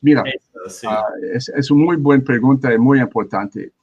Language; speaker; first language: Spanish; non-native, learner; French